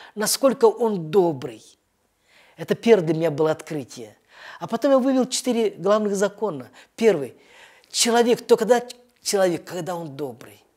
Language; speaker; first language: Russian; native; Russian